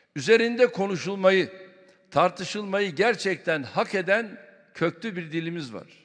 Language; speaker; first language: Turkish; native; Turkish